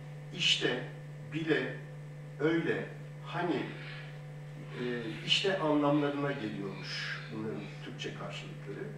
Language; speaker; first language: Turkish; native; Turkish